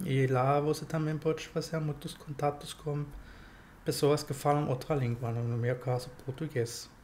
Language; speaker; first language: Portuguese; non-native, fluent; German